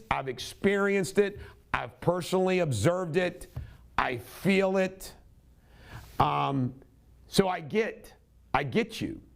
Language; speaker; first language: English; native; English